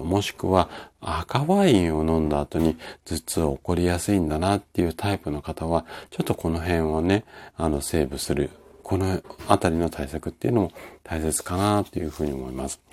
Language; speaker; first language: Japanese; native; Japanese